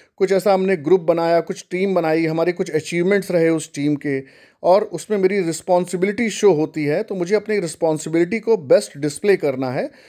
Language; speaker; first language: Hindi; native; Hindi